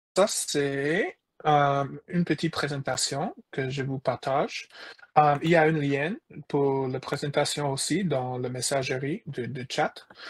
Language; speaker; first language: French; non-native, fluent; English